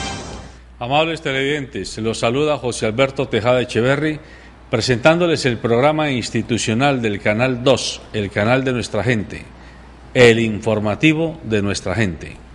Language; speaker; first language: Spanish; native; Spanish